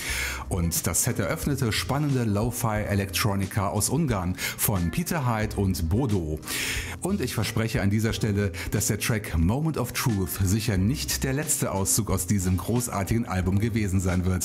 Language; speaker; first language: German; native; German